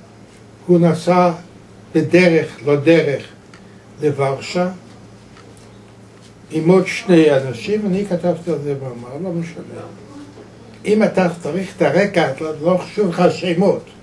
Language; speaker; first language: Hebrew; non-native, fluent; Yiddish